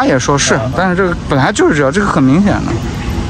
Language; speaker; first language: Chinese; native; Chinese